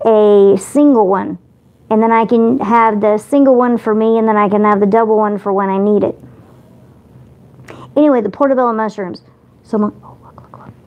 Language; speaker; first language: English; native; English